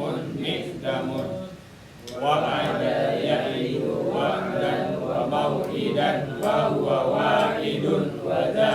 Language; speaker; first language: Arabic; non-native, learner; Indonesian